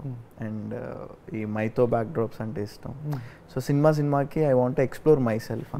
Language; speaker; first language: Telugu; native; Telugu